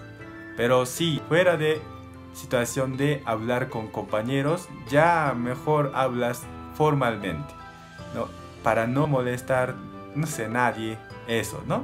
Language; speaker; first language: Spanish; non-native, learner; Japanese